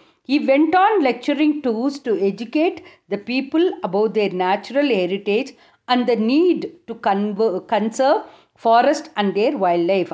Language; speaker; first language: English; non-native, local second language; Tamil